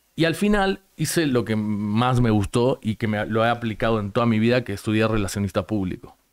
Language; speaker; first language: Spanish; native; Spanish